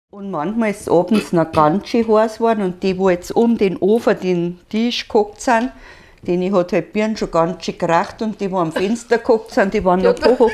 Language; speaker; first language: German; native; German